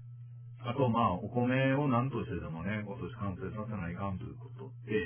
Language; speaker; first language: Japanese; native; Japanese